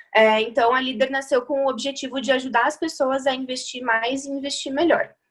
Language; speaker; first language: Portuguese; native; Portuguese